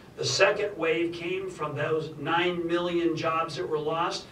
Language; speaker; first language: English; native; English